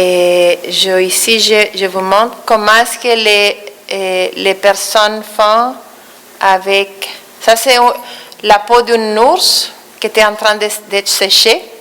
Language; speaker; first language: French; non-native, fluent; Spanish